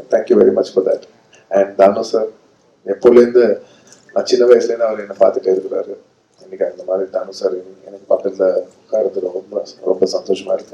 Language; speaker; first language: Tamil; non-native, local second language; Telugu